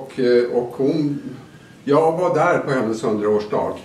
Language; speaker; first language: Swedish; native; Swedish